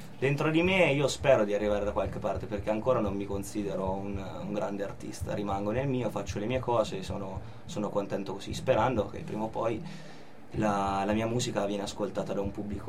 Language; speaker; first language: Italian; native; Italian